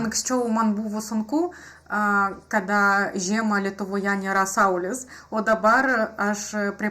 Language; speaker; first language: Lithuanian; non-native, learner; Russian